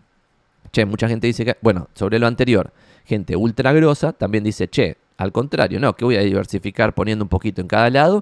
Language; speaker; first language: Spanish; native; Spanish